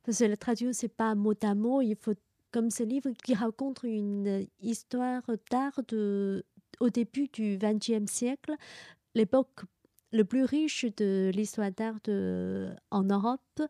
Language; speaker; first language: French; non-native, fluent; Chinese